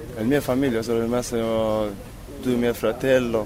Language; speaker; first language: Italian; non-native, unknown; Persian